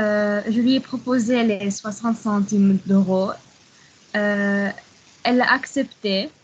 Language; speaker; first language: French; non-native, learner; Arabic